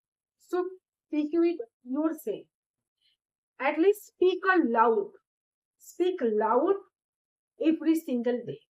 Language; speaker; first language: English; non-native, learner; Bangla